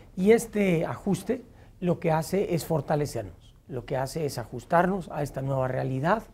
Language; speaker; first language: Spanish; native; Spanish